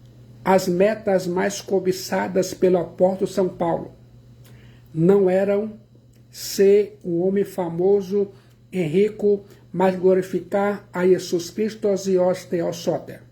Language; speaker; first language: Portuguese; native; Portuguese